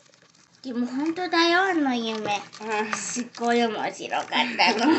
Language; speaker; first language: Japanese; early bilingual, heritage; English